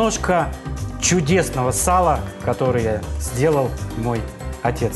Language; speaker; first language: Russian; native; Russian